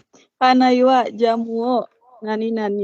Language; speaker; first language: Japanese; non-native, learner; Indonesian